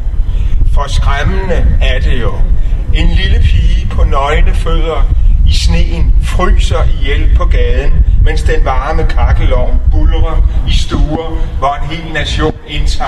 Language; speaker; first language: Danish; native; Danish